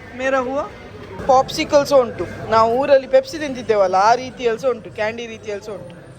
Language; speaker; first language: Kannada; non-native, local second language; Tulu